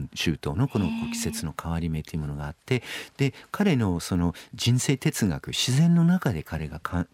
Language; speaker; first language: Japanese; non-native, fluent; English